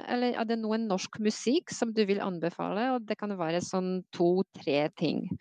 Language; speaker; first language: Norwegian; non-native, fluent; Polish